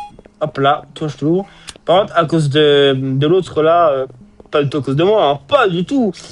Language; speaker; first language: French; native; French